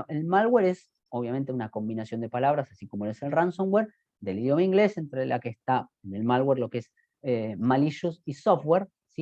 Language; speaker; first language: Spanish; native; Spanish